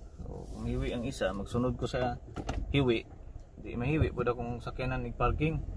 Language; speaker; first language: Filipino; non-native, local second language; Cebuano